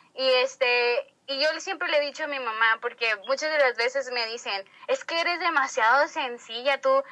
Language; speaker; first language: Spanish; native; Spanish